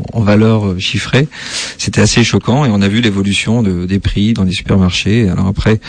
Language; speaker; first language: French; native; French